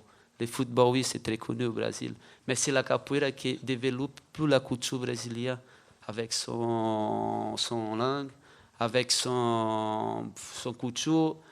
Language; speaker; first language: French; non-native, fluent; Portuguese